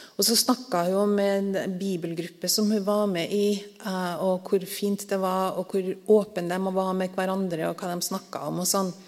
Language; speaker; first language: Norwegian; native; Norwegian